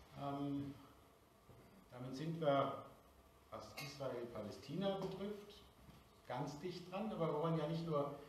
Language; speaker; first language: German; native; German